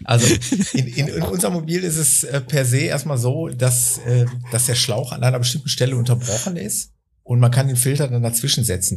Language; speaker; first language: German; native; German